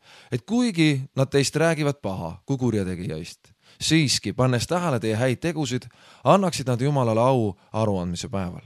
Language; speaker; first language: Estonian; native; Estonian